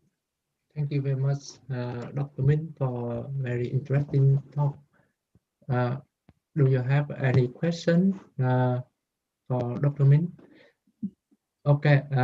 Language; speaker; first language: English; non-native, learner; Vietnamese